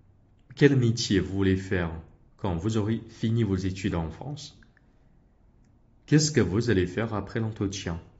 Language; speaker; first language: French; non-native, fluent; Chinese